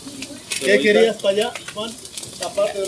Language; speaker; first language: Spanish; native; Spanish